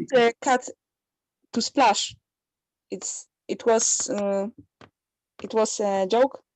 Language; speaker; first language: English; non-native, learner; Polish